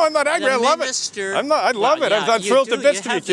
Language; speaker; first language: English; native; English